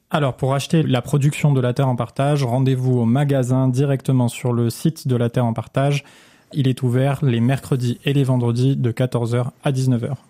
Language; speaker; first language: French; native; French